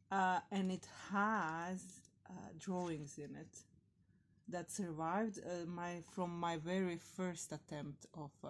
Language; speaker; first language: English; non-native, fluent; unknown